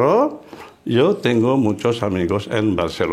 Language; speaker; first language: Spanish; non-native, fluent; Indonesian